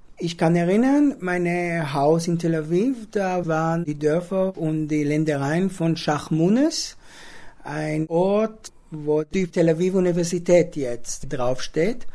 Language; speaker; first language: German; non-native, fluent; Hebrew